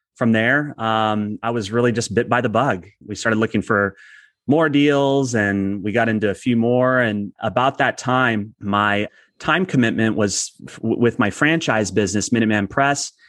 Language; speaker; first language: English; native; English